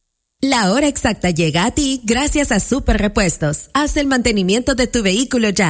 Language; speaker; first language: Spanish; native; Spanish